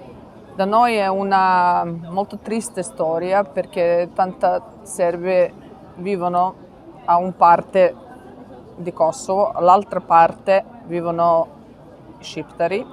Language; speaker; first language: Italian; non-native, learner; Serbian